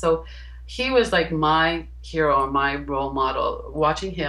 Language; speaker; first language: English; native; English